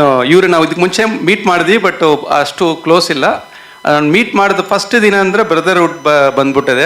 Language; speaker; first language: Kannada; non-native, learner; Tamil